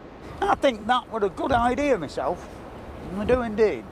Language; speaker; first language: English; native; English